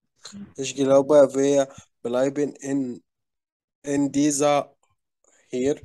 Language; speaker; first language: German; non-native, learner; Arabic